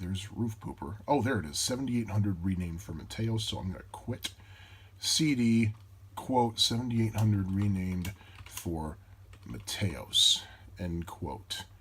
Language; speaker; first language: English; native; English